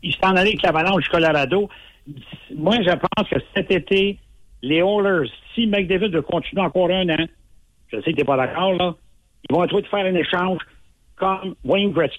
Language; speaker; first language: French; native; French